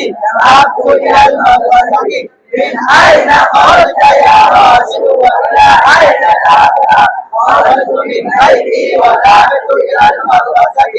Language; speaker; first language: Arabic; non-native, learner; Bangla